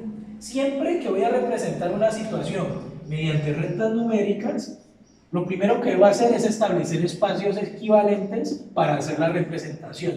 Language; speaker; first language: Spanish; native; Spanish